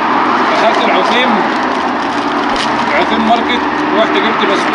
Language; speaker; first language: Arabic; native; Arabic